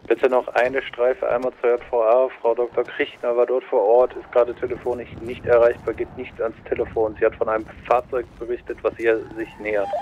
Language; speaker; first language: German; native; German